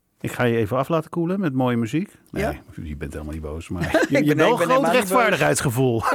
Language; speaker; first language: Dutch; native; Dutch